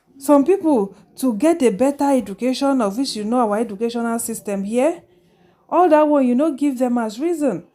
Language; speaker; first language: Nigerian Pidgin; non-native, local second language; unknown